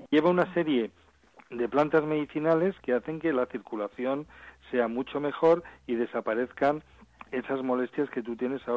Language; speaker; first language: Spanish; native; Spanish